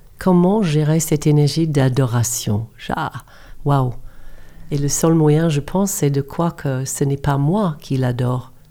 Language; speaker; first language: French; non-native, fluent; English